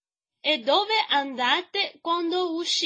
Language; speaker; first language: Italian; non-native, fluent; Chinese